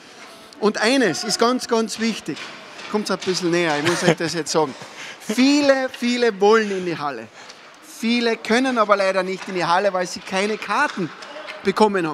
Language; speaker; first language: German; native; German